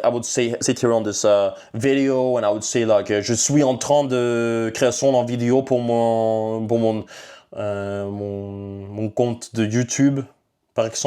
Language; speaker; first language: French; non-native, learner; English